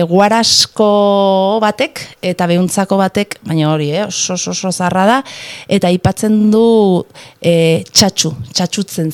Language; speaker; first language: Basque; native; Basque